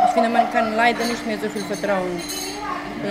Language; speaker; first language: German; non-native, fluent; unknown